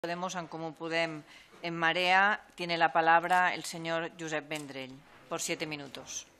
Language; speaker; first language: Spanish; non-native, local second language; Catalan